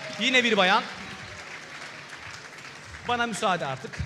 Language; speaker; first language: Turkish; native; Turkish